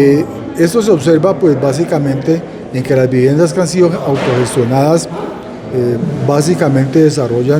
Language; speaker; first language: Spanish; native; Spanish